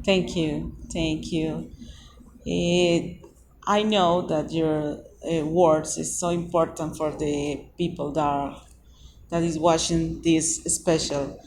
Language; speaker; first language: English; non-native, learner; Spanish